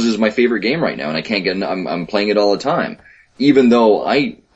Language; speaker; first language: English; native; English